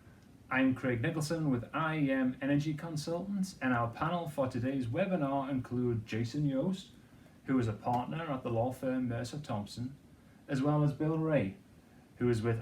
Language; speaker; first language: English; native; English